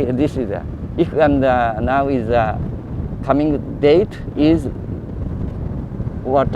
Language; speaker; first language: English; non-native, learner; Japanese